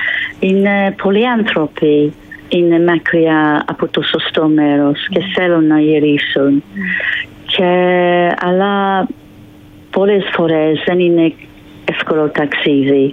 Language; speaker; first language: Greek; non-native, fluent; English